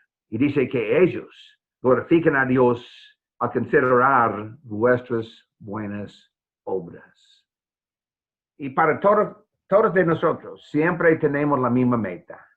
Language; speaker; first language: Spanish; non-native, fluent; English